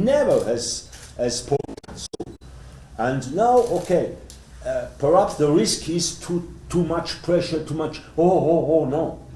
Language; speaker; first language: English; non-native, learner; French